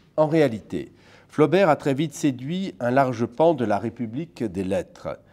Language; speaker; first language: French; native; French